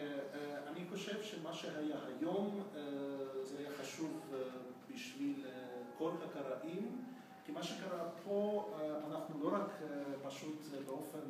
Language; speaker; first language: Hebrew; non-native, fluent; Russian